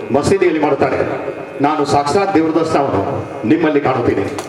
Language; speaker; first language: Kannada; non-native, local second language; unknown